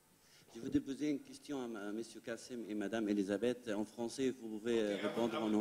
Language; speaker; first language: French; non-native, fluent; Arabic